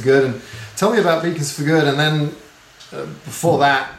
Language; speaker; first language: English; native; English